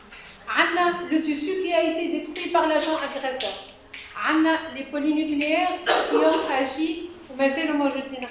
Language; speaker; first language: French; non-native, local second language; Arabic